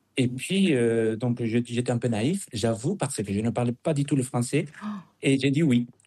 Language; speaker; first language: French; non-native, fluent; Spanish